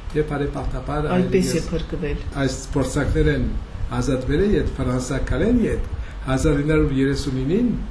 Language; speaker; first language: Armenian; early bilingual, heritage; Armenian